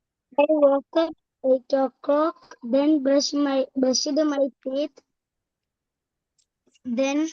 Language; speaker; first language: English; non-native, learner; Malayalam